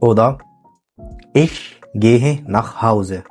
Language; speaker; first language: German; non-native, fluent; Arabic